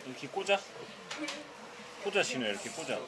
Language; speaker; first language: Korean; native; Korean